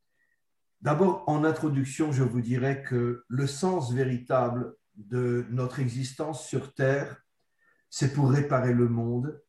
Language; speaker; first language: French; native; French